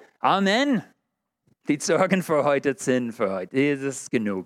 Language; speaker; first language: German; non-native, fluent; English